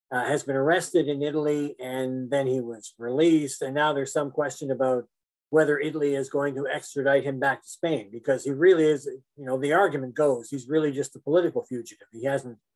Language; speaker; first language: English; native; English